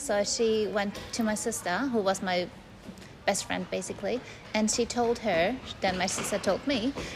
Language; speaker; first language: English; non-native, fluent; German